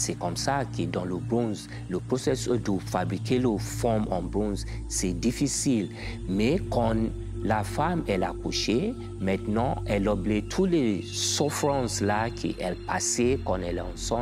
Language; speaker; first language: French; non-native, learner; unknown